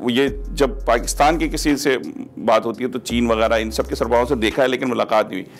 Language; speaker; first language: Urdu; native; Urdu